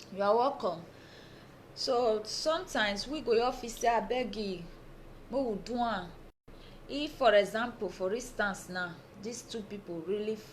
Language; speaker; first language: Nigerian Pidgin; native; Nigerian Pidgin